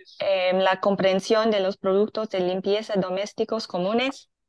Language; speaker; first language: Spanish; non-native, fluent; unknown